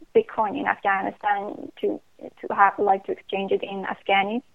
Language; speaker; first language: English; non-native, fluent; Persian